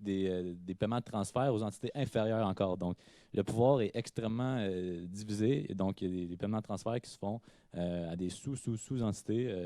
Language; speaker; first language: French; native; French